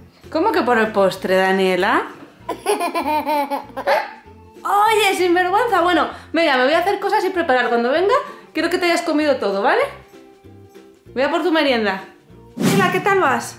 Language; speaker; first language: Spanish; native; Spanish